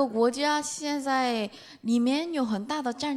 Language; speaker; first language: Chinese; non-native, fluent; Korean